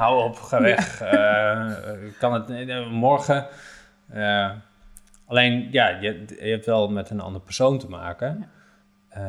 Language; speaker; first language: Dutch; native; Dutch